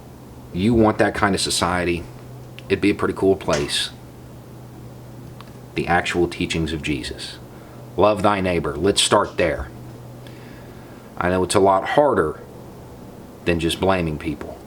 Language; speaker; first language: English; native; English